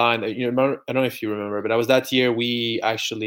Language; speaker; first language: English; non-native, fluent; French